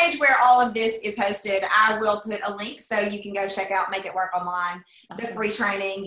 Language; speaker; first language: English; native; English